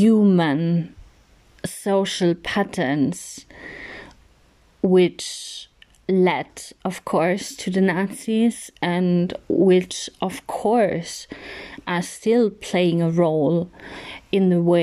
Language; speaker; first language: English; non-native, fluent; German